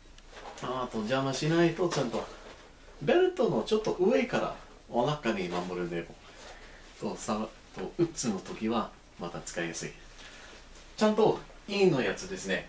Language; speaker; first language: Japanese; non-native, learner; English